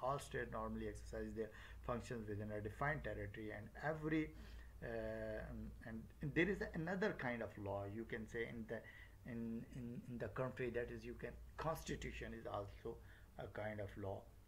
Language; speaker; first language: English; non-native, local second language; Northern Hindko